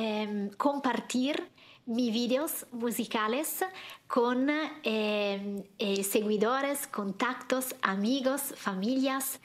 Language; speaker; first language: Spanish; non-native, learner; Italian